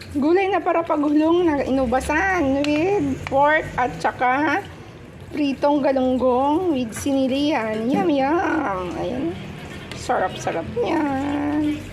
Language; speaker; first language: Filipino; non-native, local second language; Bikol